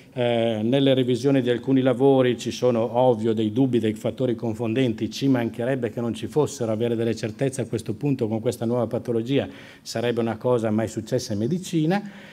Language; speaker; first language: Italian; native; Italian